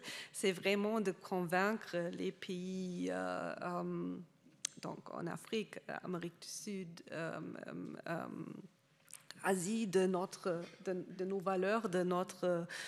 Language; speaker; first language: French; non-native, fluent; German